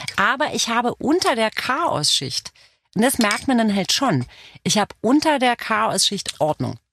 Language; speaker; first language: German; early bilingual, other home language; Romanian